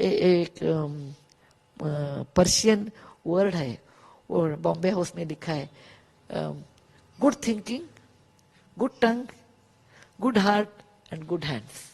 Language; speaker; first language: Hindi; non-native, local second language; Kannada